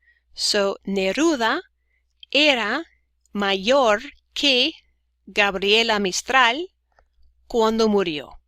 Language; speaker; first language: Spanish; non-native, fluent; English